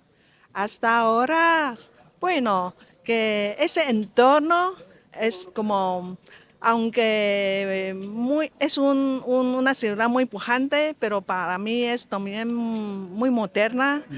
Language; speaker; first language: Spanish; non-native, local second language; Chinese